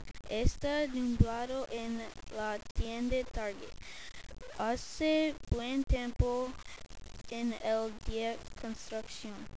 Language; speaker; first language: Spanish; non-native, learner; English